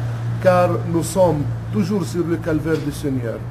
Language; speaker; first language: French; non-native, local second language; Arabic